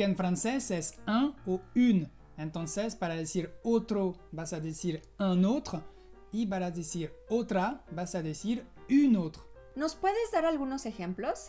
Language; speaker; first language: Spanish; non-native, fluent; French